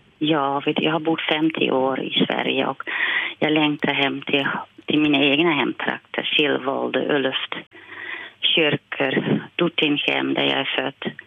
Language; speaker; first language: Swedish; non-native, fluent; Dutch